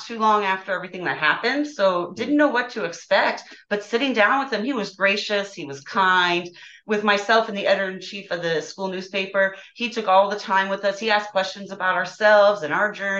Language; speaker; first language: English; native; English